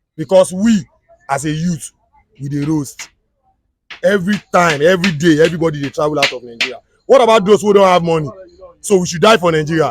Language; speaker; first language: Nigerian Pidgin; non-native, local second language; Yoruba